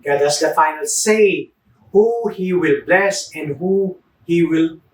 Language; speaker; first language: English; non-native, local second language; Filipino